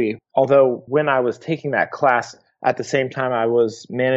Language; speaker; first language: English; native; English